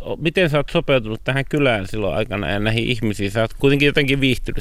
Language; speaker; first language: Finnish; native; Finnish